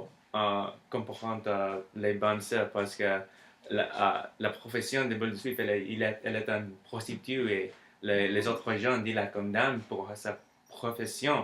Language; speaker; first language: French; non-native, learner; English